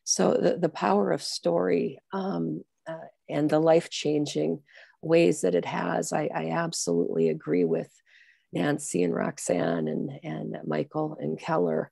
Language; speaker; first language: English; native; English